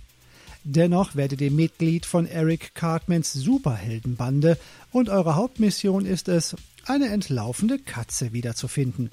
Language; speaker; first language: German; native; German